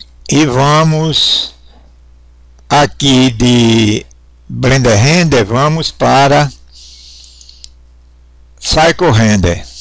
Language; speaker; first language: Portuguese; native; Portuguese